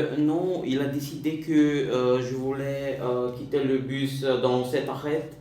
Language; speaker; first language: French; non-native, learner; Bulgarian